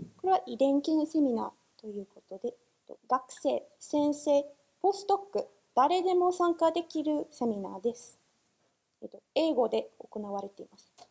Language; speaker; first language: Japanese; non-native, fluent; English